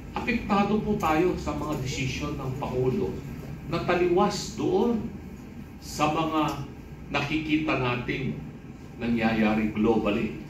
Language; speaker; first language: Filipino; non-native, local second language; Iloko